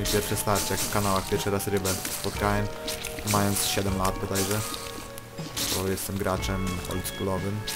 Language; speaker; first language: Polish; native; Polish